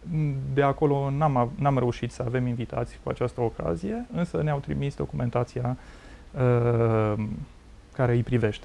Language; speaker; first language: Romanian; native; Romanian